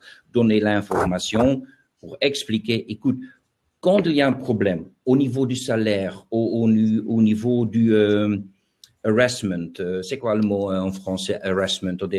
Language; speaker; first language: French; non-native, learner; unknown